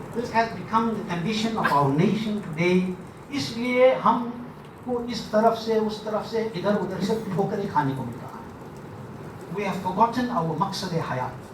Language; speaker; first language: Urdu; non-native, fluent; English